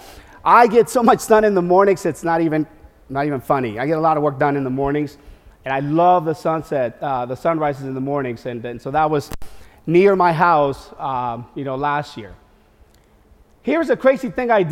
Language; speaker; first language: English; non-native, fluent; Spanish